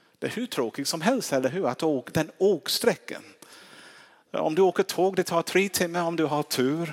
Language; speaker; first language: Swedish; non-native, fluent; English